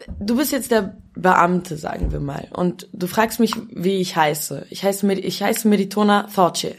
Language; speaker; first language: German; early bilingual, other home language; Albanian